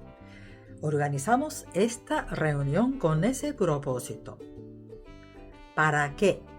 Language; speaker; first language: Spanish; non-native, fluent; Japanese